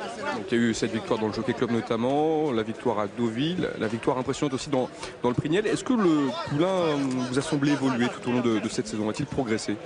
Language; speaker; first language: French; native; French